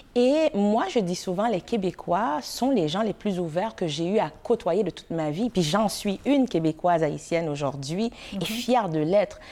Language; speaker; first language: French; non-native, local second language; Haitian Creole